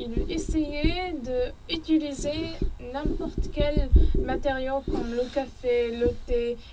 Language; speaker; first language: French; non-native, learner; Arabic